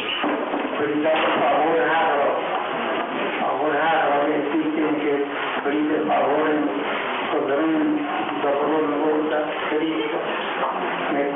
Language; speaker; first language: Spanish; non-native, local second language; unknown